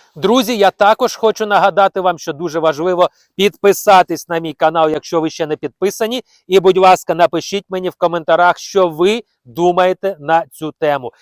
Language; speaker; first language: Ukrainian; non-native, local second language; Russian